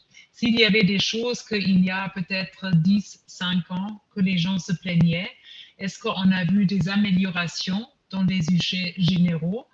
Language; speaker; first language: French; non-native, fluent; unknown